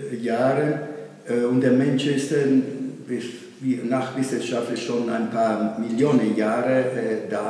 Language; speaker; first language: German; non-native, fluent; Italian